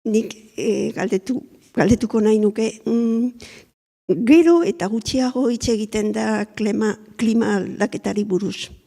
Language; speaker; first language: Basque; non-native, local second language; Spanish